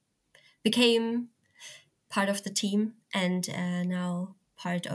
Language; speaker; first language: English; non-native, fluent; German